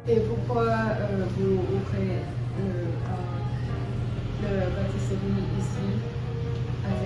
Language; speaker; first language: French; non-native, learner; Chinese